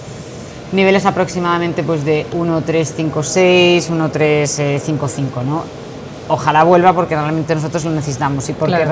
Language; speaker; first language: Spanish; native; Spanish